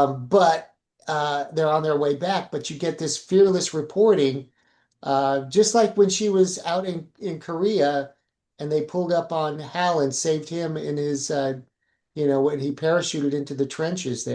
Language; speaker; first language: English; native; English